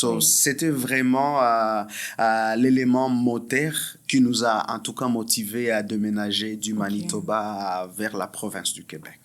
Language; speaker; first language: French; non-native, local second language; Swahili